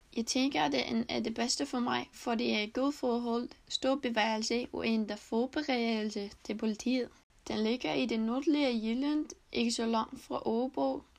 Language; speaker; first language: Danish; non-native, learner; Icelandic